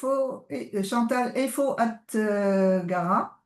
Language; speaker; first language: Hebrew; non-native, learner; French